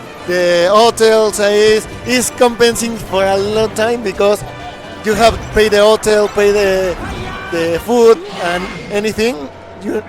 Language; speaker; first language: English; non-native, learner; Spanish